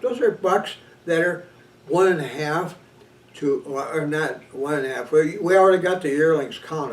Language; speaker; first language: English; native; English